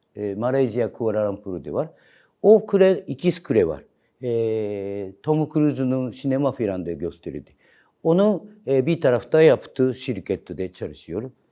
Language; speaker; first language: Turkish; non-native, learner; Japanese